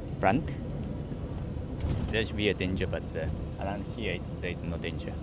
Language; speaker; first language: English; non-native, learner; Japanese